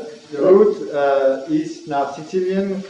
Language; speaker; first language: German; non-native, fluent; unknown